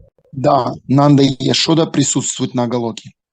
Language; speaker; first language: Russian; native; Russian